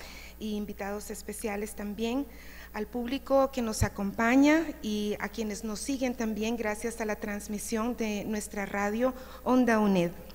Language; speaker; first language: Spanish; native; Spanish